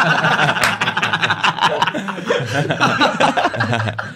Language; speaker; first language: English; non-native, local second language; Hindi